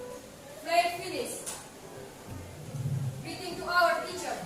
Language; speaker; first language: English; non-native, learner; Indonesian